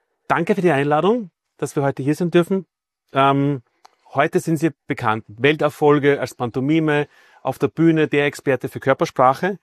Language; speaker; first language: German; native; German